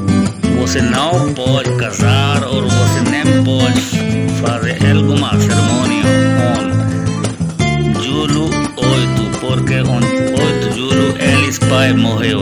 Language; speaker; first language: Portuguese; non-native, learner; Hindi